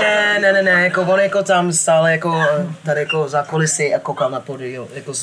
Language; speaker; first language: Czech; non-native, fluent; English